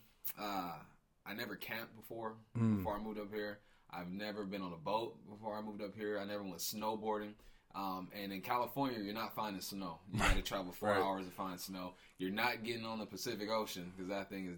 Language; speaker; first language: English; native; English